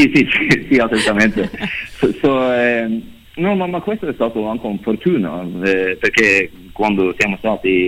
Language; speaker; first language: Italian; non-native, learner; Norwegian